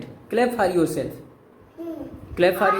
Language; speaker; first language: English; non-native, local second language; Hindi